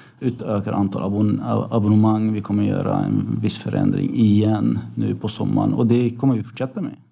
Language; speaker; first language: Swedish; early bilingual, other home language; Arabic